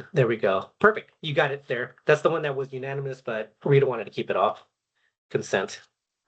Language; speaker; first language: English; native; English